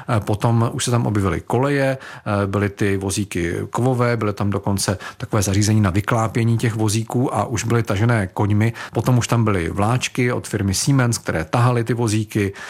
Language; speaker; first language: Czech; native; Czech